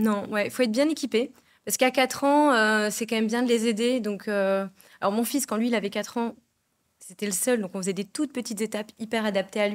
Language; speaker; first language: French; native; French